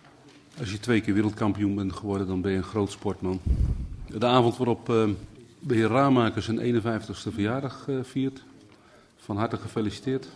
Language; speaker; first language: Dutch; native; Dutch